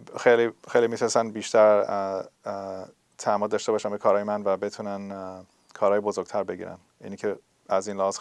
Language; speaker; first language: Persian; early bilingual, heritage; Persian